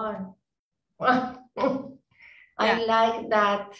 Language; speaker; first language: English; non-native, learner; Spanish